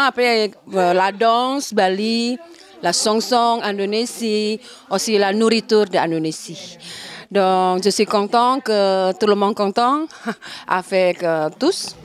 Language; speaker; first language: French; non-native, learner; Indonesian